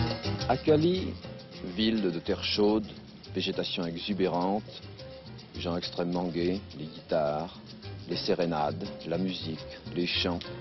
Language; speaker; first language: French; native; French